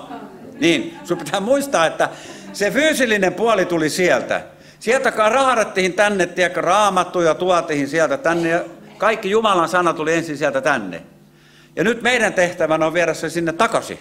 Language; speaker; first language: Finnish; native; Finnish